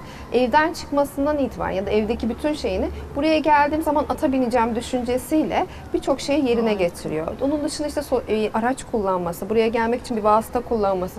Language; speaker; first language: Turkish; native; Turkish